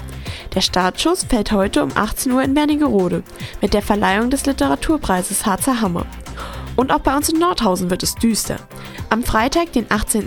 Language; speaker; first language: German; native; German